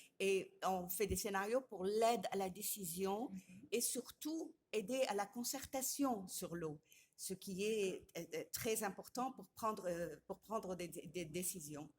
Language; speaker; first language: French; non-native, local second language; Arabic